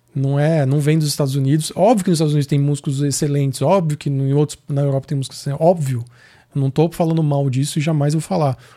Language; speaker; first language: Portuguese; native; Portuguese